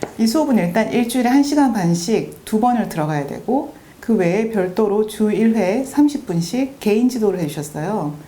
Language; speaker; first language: Korean; native; Korean